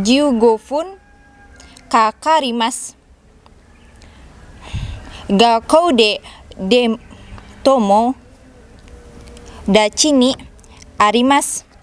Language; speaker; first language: Japanese; non-native, learner; Indonesian